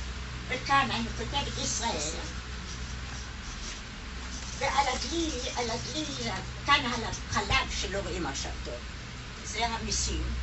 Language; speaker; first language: Hebrew; non-native, fluent; German